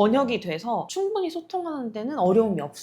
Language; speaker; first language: Korean; native; Korean